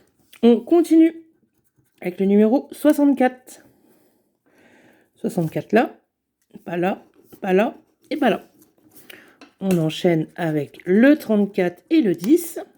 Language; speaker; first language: French; native; French